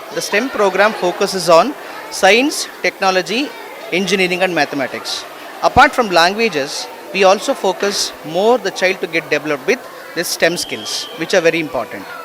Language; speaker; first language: English; non-native, local second language; Kannada